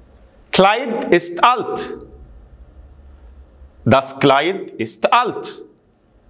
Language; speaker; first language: German; non-native, fluent; Arabic